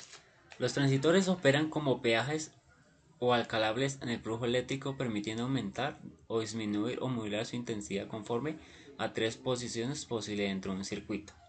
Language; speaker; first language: Spanish; native; Spanish